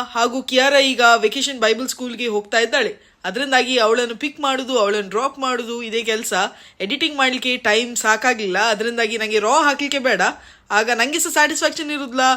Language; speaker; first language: Kannada; native; Kannada